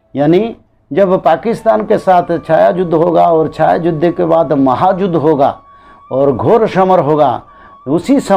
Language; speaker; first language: Hindi; non-native, local second language; Odia